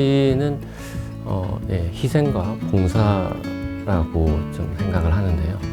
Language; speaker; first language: Korean; native; Korean